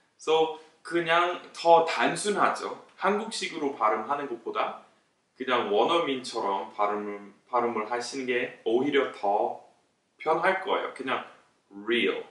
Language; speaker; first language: Korean; non-native, fluent; English